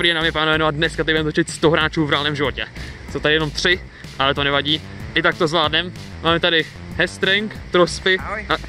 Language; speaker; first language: Czech; native; Czech